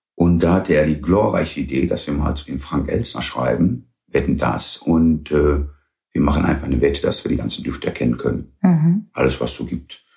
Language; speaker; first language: German; early bilingual, other home language; English